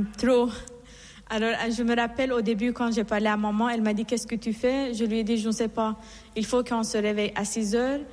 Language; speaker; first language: French; non-native, fluent; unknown